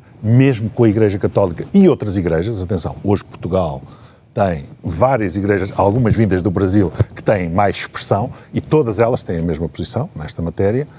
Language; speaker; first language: Portuguese; native; Portuguese